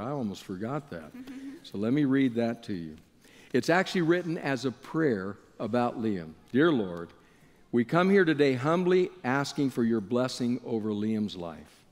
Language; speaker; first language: English; native; English